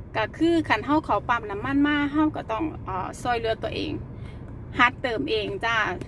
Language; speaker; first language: Thai; native; Thai